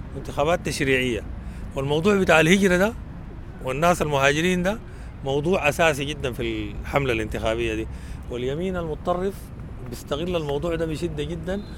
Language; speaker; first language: Arabic; native; Arabic